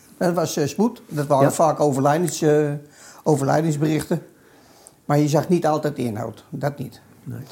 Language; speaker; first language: Dutch; native; Dutch